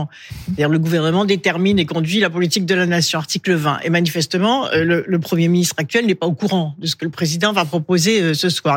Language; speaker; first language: French; native; French